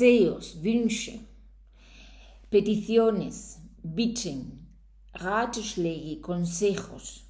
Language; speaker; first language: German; non-native, fluent; Spanish